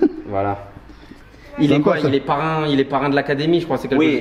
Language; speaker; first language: French; native; French